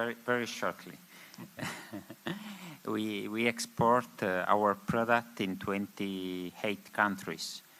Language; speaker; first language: English; non-native, learner; Spanish